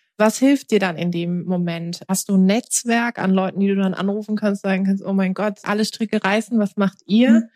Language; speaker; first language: German; early bilingual, other home language; Turkish